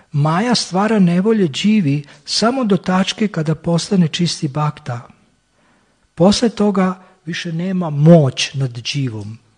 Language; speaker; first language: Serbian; native; Serbian